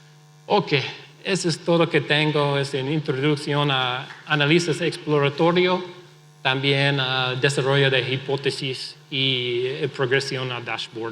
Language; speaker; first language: Spanish; non-native, fluent; English